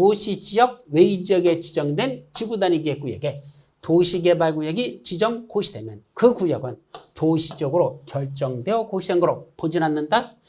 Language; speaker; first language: Korean; native; Korean